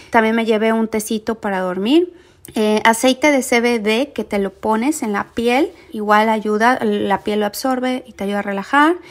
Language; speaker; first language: Spanish; native; Spanish